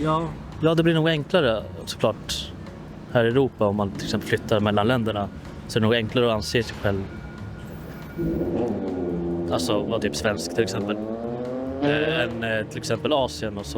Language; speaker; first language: Swedish; native; Swedish